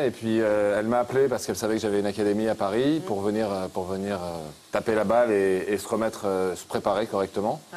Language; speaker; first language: French; native; French